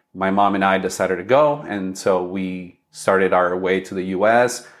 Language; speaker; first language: English; early bilingual, other home language; Spanish